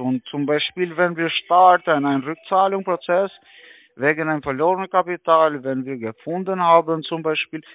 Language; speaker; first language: German; non-native, learner; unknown